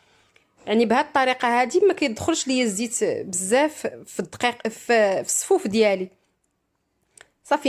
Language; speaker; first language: Arabic; native; Arabic